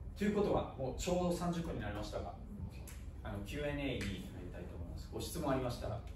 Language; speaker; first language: Japanese; non-native, fluent; German